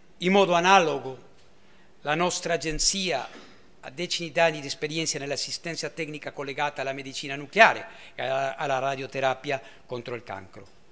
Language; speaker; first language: Italian; early bilingual, heritage; Italian